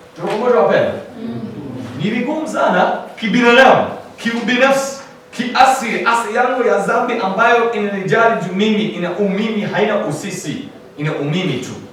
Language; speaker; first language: Swahili; non-native, fluent; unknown